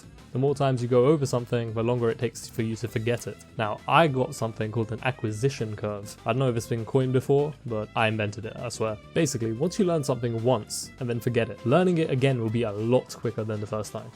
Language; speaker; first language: English; native; English